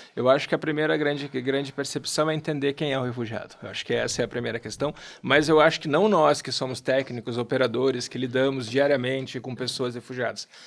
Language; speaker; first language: Portuguese; native; Portuguese